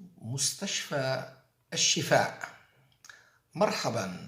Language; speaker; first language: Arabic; non-native, fluent; Turkish